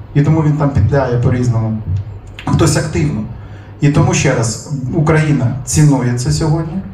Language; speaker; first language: Ukrainian; native; Ukrainian